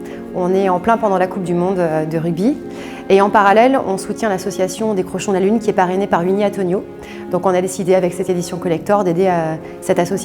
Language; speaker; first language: French; native; French